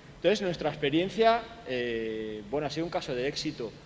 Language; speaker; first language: Spanish; native; Spanish